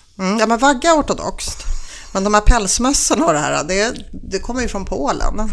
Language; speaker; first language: Swedish; early bilingual, other home language; Polish